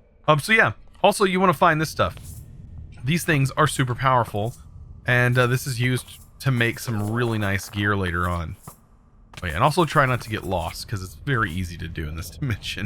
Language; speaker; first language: English; native; English